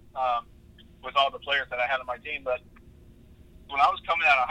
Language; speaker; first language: English; native; English